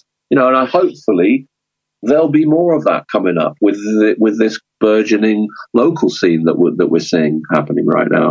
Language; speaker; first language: English; native; English